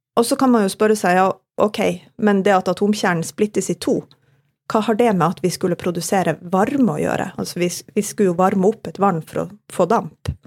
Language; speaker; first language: Norwegian; native; Norwegian